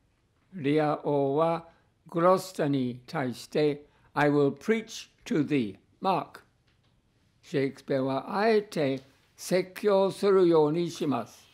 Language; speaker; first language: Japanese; non-native, fluent; English